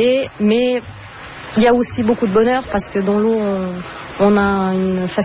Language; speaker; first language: French; non-native, fluent; Portuguese